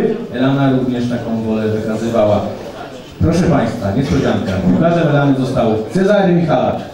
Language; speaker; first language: Polish; native; Polish